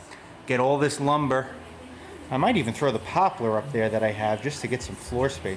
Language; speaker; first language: English; native; English